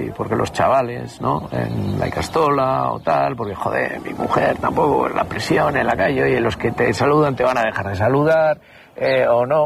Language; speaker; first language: Spanish; native; Spanish